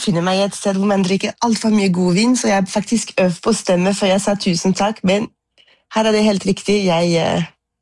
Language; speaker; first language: Norwegian; non-native, fluent; French